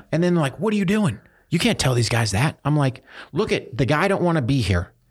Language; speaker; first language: English; native; English